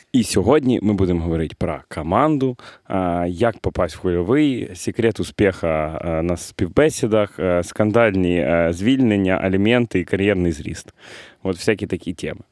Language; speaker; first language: Ukrainian; non-native, local second language; Russian